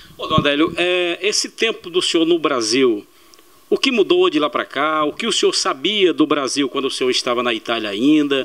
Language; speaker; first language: Portuguese; native; Portuguese